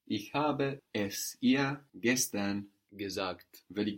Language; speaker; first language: German; non-native, fluent; English